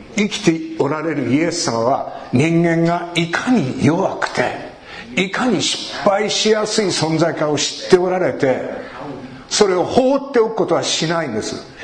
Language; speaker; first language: Japanese; native; Japanese